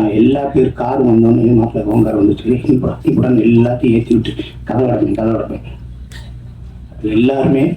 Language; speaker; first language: Tamil; native; Tamil